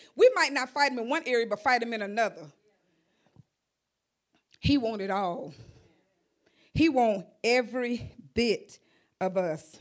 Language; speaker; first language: English; native; English